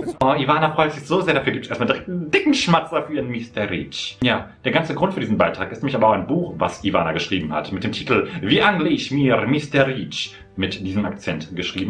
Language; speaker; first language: German; native; German